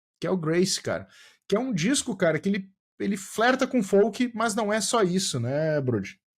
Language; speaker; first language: Portuguese; native; Portuguese